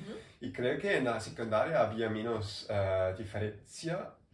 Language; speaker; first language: Spanish; non-native, learner; German